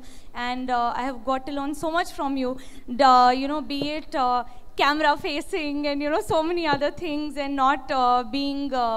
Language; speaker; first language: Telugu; non-native, learner; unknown